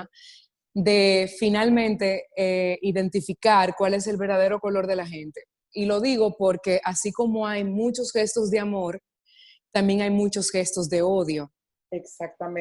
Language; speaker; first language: Spanish; native; Spanish